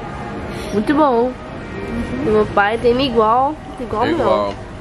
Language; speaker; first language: Portuguese; non-native, learner; Dutch